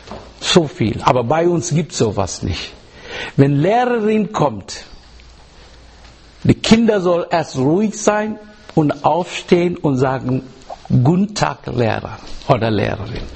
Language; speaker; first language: German; non-native, learner; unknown